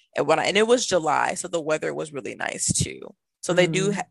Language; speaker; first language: English; native; English